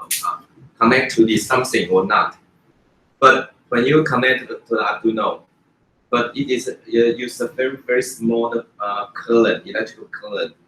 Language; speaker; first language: English; non-native, fluent; Chinese